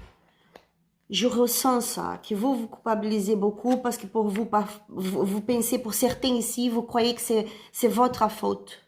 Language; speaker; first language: French; non-native, learner; Spanish